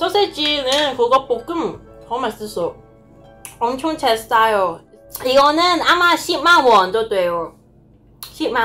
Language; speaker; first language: Korean; non-native, learner; Cantonese